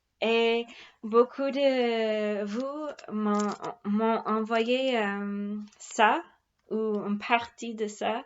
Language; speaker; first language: French; non-native, fluent; English